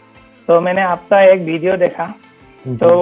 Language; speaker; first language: Hindi; non-native, local second language; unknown